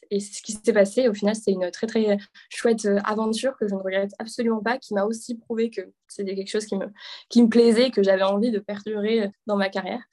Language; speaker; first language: French; native; French